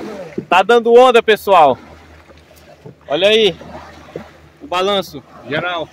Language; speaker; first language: Portuguese; native; Portuguese